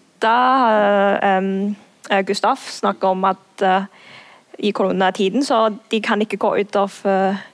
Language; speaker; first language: Norwegian; non-native, fluent; Cantonese